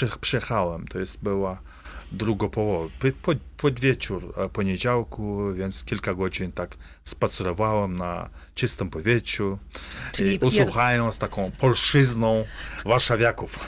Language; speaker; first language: Polish; non-native, fluent; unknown